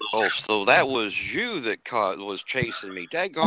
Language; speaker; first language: English; native; English